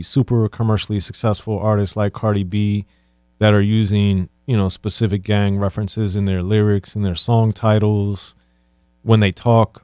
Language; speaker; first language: English; native; English